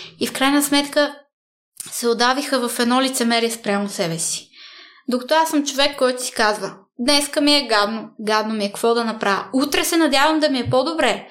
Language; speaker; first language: Bulgarian; early bilingual, heritage; Bulgarian